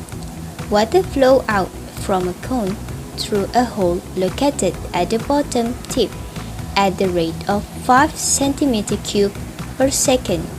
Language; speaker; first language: English; non-native, local second language; Malay